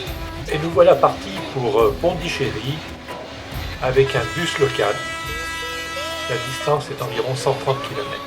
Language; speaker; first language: French; native; French